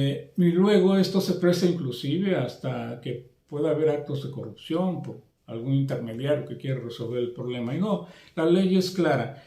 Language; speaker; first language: Spanish; native; Spanish